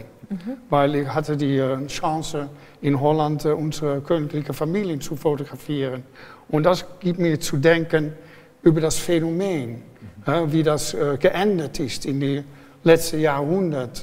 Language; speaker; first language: German; non-native, fluent; Dutch